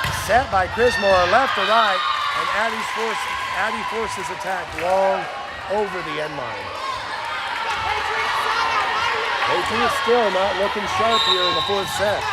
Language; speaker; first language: English; native; English